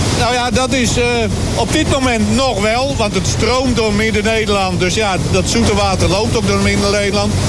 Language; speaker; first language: Dutch; native; Dutch